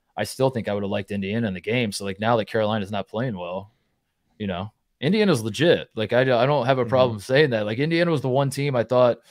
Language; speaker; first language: English; native; English